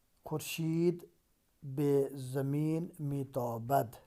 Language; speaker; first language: Persian; non-native, fluent; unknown